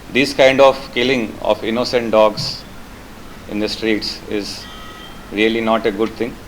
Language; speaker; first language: English; non-native, local second language; Telugu